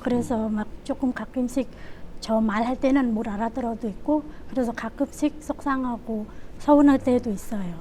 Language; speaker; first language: Korean; non-native, learner; Khmer